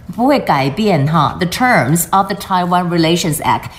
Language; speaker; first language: English; non-native, fluent; Chinese